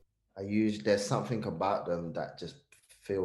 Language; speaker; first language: English; early bilingual, other home language; Hausa